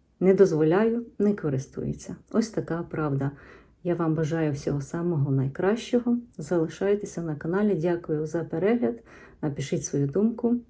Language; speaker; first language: Ukrainian; native; Ukrainian